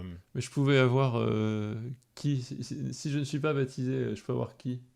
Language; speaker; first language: French; native; French